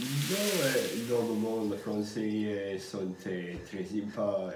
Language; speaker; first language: French; non-native, learner; English